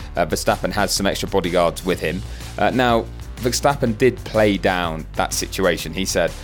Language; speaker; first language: English; native; English